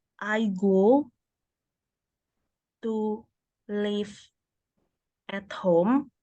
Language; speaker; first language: English; non-native, learner; Indonesian